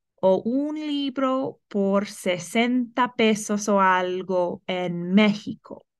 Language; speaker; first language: Spanish; non-native, fluent; English